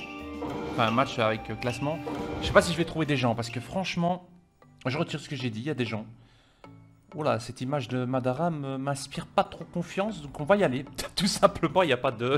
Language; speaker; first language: French; native; French